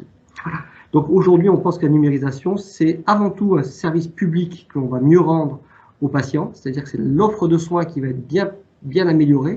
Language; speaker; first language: French; native; French